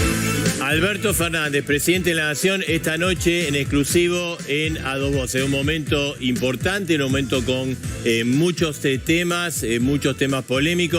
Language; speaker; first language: Spanish; native; Spanish